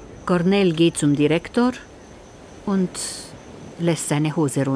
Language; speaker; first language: German; native; German